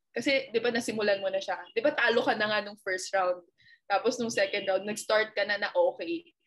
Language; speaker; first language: Filipino; native; Filipino